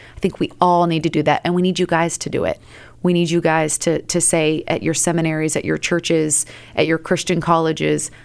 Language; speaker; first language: English; native; English